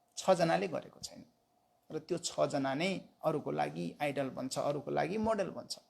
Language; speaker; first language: Nepali; non-native, local second language; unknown